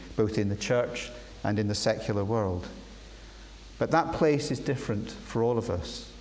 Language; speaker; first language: English; native; English